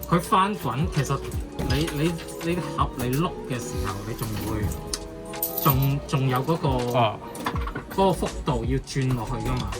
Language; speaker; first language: Chinese; native; Chinese